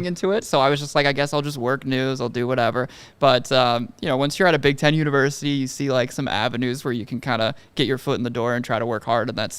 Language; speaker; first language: English; native; English